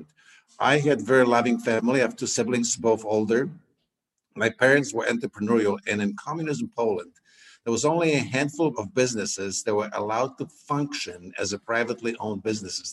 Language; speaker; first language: English; non-native, fluent; Polish